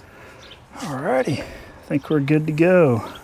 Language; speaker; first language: English; native; English